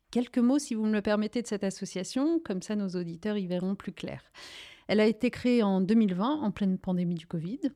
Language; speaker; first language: French; early bilingual, other home language; Riffian